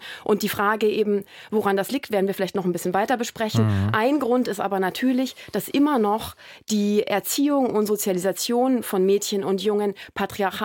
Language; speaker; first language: German; native; German